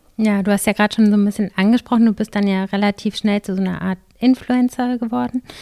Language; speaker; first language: German; native; German